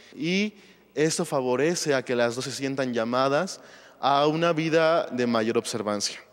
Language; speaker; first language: Spanish; native; Spanish